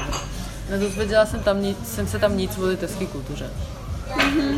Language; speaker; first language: Czech; early bilingual, heritage; Czech